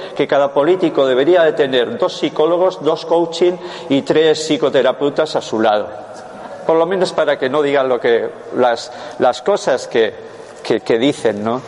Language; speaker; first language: Spanish; non-native, local second language; Basque